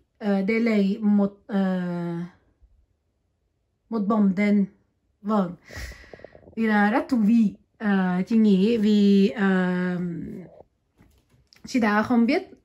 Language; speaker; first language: Vietnamese; non-native, learner; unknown